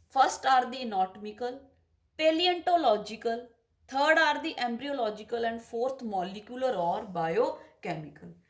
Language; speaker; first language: English; non-native, local second language; Punjabi